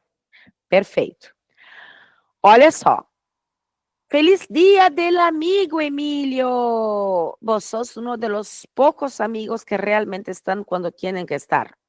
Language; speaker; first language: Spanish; non-native, fluent; Portuguese